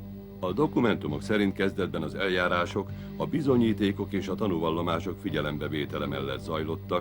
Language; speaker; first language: Hungarian; native; Hungarian